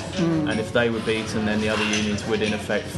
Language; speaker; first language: English; native; English